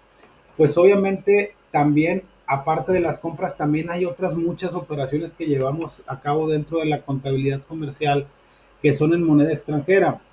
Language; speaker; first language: Spanish; native; Spanish